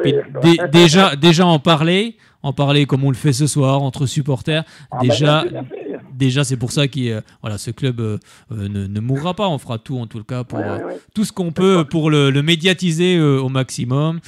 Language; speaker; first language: French; native; French